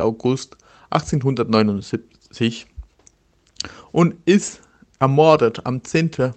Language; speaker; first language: German; non-native, learner; Spanish